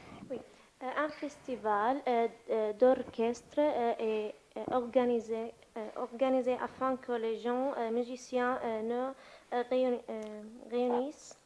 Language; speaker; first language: French; non-native, learner; Arabic